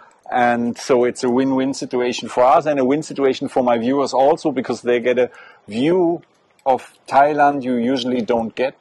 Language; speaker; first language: English; non-native, fluent; German